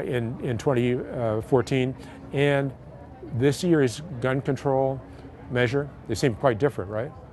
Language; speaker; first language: English; native; English